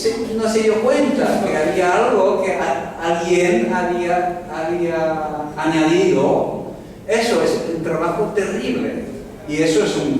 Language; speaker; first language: Spanish; non-native, fluent; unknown